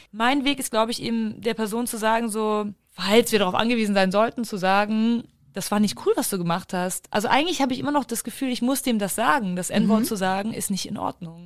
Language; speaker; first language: German; early bilingual, other home language; Turkish